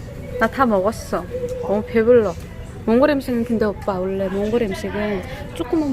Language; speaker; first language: Korean; non-native, fluent; Mongolian